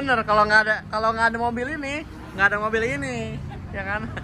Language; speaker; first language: Indonesian; native; Indonesian